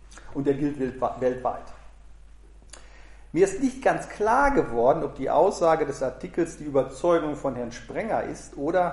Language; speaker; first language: German; native; German